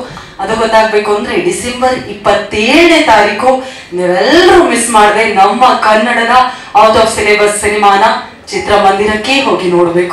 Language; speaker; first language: Kannada; native; Kannada